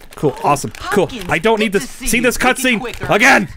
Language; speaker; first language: English; native; English